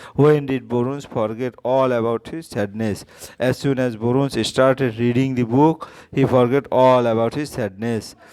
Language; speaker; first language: English; non-native, local second language; Bangla